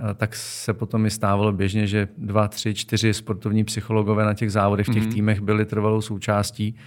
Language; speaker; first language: Czech; native; Czech